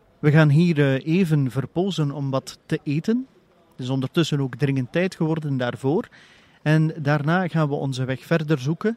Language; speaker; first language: Dutch; native; Dutch